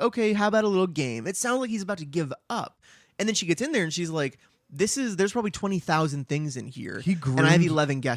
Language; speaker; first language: English; native; English